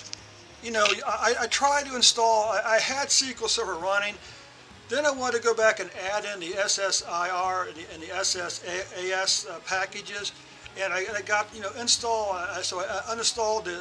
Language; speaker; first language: English; native; English